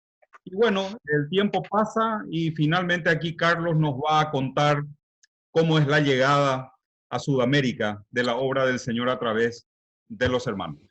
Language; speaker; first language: Spanish; native; Spanish